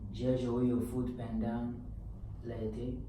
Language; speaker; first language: French; non-native, learner; English